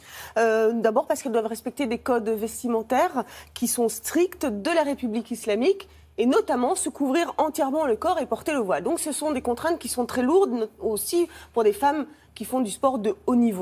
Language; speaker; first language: French; native; French